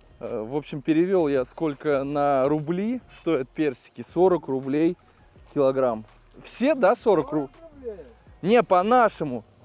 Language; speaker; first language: Russian; native; Russian